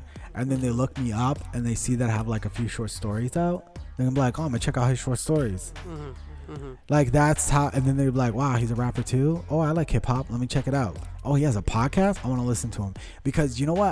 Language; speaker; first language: English; early bilingual, other home language; Portuguese